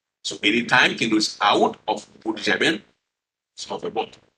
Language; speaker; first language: English; non-native, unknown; Haitian Creole